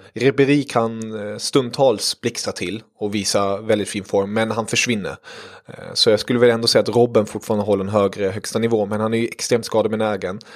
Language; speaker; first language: Swedish; early bilingual, other home language; German